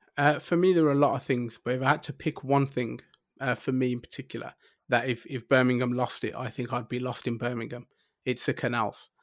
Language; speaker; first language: English; native; English